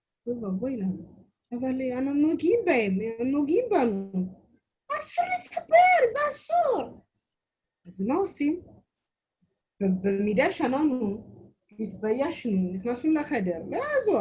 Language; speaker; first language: Hebrew; non-native, learner; Amharic